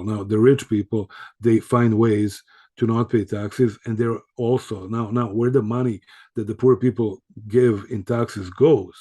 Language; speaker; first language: English; early bilingual, other home language; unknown